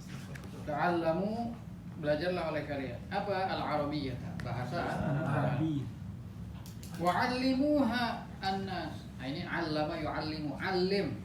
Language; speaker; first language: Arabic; non-native, fluent; Indonesian